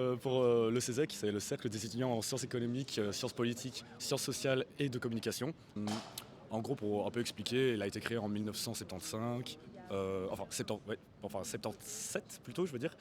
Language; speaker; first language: French; native; French